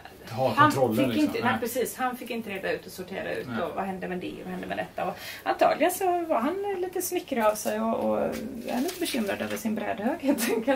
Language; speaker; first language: Swedish; native; Swedish